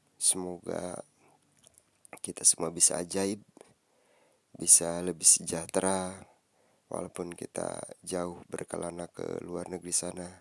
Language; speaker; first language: Indonesian; non-native, local second language; Sundanese